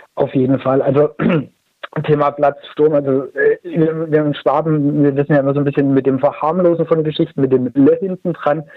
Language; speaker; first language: German; native; German